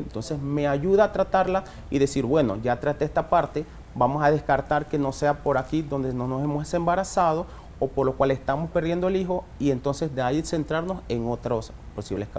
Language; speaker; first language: Spanish; native; Spanish